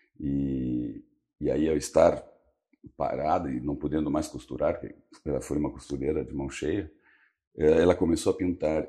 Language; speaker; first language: Portuguese; early bilingual, other home language; Spanish